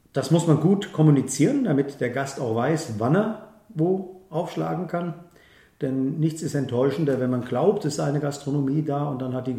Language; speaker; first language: German; native; German